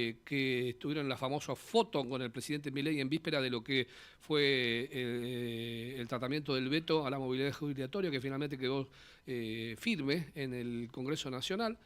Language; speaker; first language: Spanish; native; Spanish